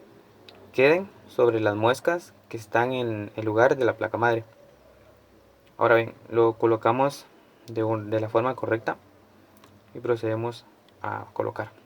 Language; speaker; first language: Spanish; native; Spanish